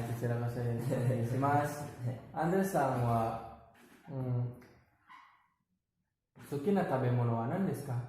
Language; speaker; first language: Japanese; non-native, learner; Indonesian